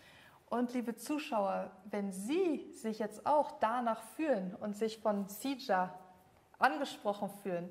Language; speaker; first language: German; native; German